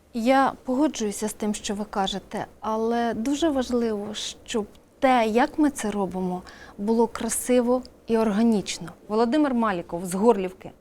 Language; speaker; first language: Ukrainian; native; Ukrainian